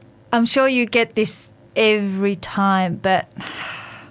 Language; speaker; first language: English; native; English